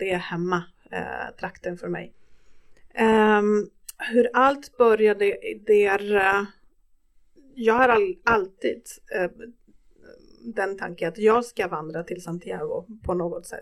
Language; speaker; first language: Swedish; non-native, fluent; Spanish